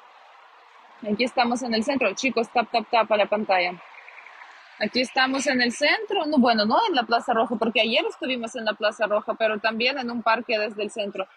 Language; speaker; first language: Spanish; non-native, fluent; Russian